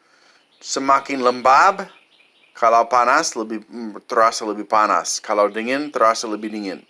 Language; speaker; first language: Indonesian; non-native, fluent; English